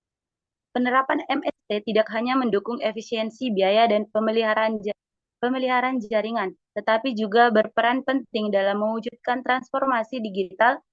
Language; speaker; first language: Indonesian; native; Indonesian